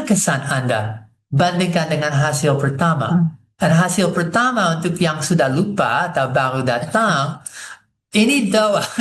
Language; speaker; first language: Indonesian; non-native, fluent; English